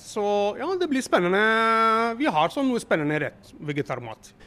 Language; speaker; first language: Norwegian; non-native, learner; Italian